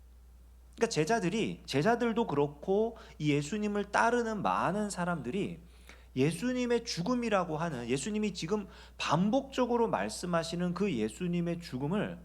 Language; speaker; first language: Korean; native; Korean